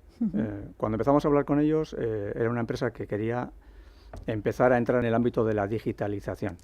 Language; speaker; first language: Spanish; native; Spanish